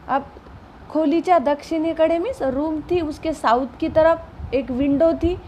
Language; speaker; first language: Hindi; non-native, local second language; Marathi